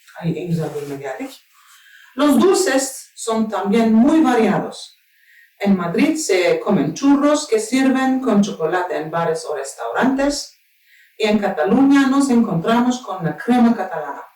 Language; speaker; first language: Spanish; non-native, fluent; Turkish